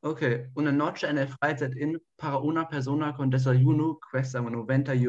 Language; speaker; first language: Spanish; non-native, learner; German